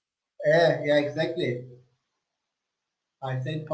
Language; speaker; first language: English; non-native, learner; Turkish